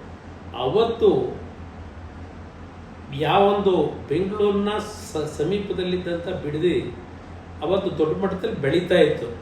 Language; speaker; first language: Kannada; native; Kannada